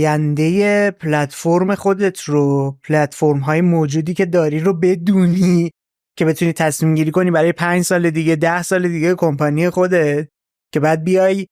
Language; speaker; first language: Persian; native; Persian